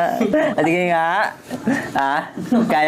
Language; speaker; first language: Filipino; native; Filipino